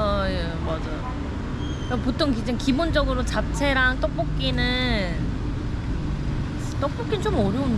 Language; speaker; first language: Korean; native; Korean